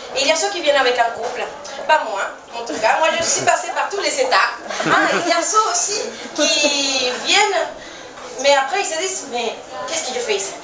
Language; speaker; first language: French; non-native, fluent; Spanish